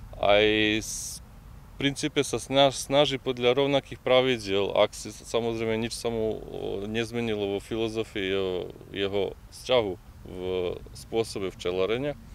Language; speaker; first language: Slovak; native; Slovak